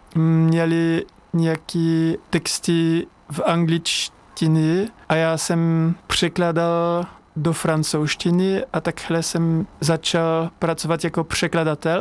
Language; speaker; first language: Czech; non-native, learner; French